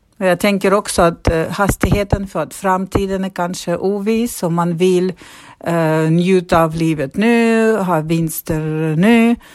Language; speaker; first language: Swedish; non-native, fluent; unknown